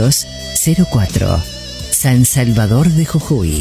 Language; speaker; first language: Spanish; native; Spanish